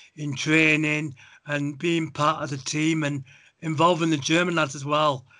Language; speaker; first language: English; native; English